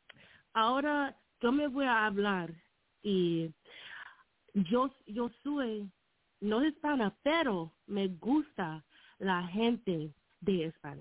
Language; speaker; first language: Spanish; non-native, learner; English